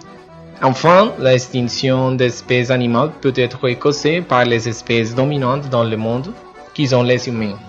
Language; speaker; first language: French; non-native, fluent; Spanish